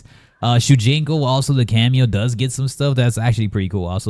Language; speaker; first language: English; native; English